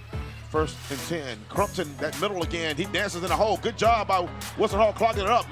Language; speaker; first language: English; native; English